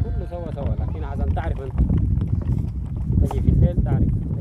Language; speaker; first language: Arabic; non-native, learner; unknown